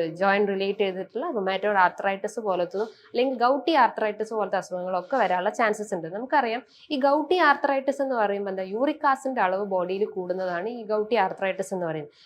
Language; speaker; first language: Malayalam; native; Malayalam